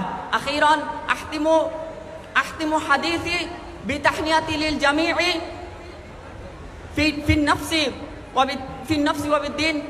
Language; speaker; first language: Arabic; non-native, learner; Bangla